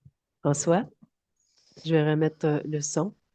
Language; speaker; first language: French; native; French